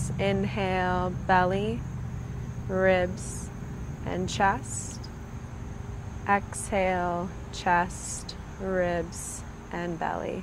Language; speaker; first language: English; native; English